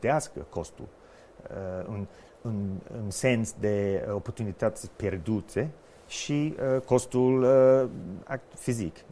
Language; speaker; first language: Romanian; non-native, fluent; English